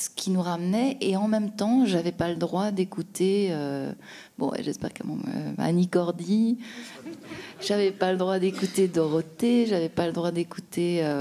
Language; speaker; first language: French; native; French